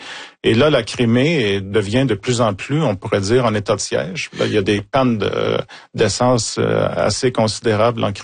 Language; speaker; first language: French; native; French